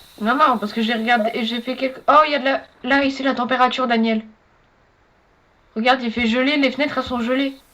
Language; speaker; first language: French; native; French